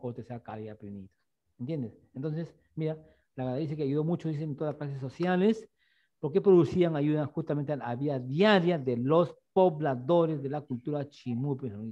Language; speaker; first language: Spanish; native; Spanish